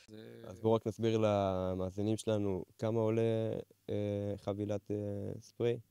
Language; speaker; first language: Hebrew; native; Hebrew